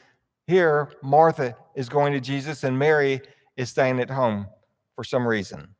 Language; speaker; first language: English; native; English